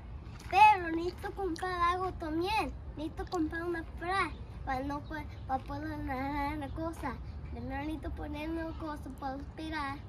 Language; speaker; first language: Spanish; early bilingual, heritage; Spanish